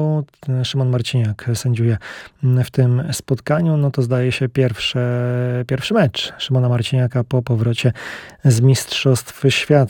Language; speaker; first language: Polish; native; Polish